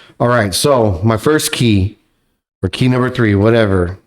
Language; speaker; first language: English; native; English